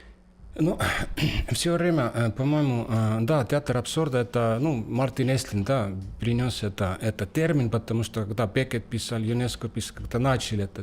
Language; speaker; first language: Russian; non-native, fluent; Estonian